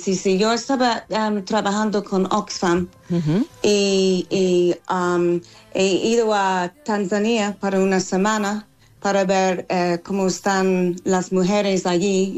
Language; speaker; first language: Spanish; non-native, fluent; English